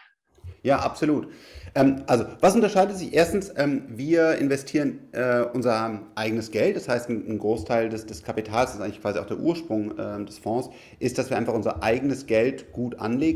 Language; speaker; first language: German; native; German